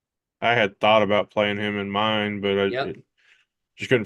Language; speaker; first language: English; native; English